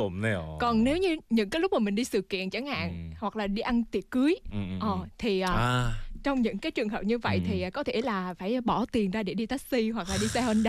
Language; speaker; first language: Vietnamese; native; Vietnamese